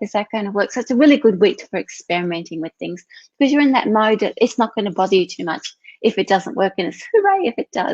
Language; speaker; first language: English; native; English